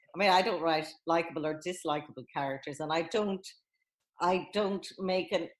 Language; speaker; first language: English; native; English